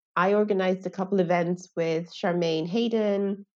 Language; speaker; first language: English; non-native, local second language; Yoruba